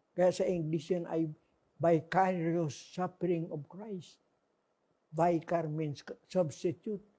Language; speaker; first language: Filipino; non-native, local second language; Cebuano